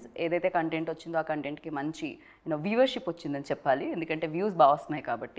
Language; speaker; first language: Telugu; native; Telugu